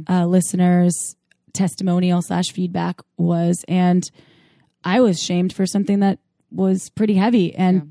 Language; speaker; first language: English; native; English